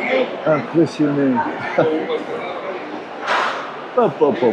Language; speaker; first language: French; native; French